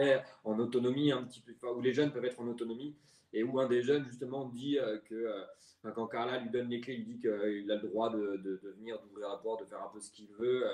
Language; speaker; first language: French; native; French